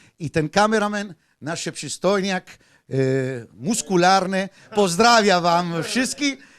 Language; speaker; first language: Polish; non-native, fluent; Italian